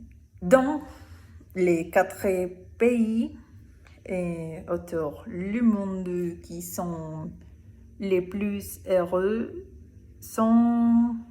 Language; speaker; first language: French; non-native, learner; Spanish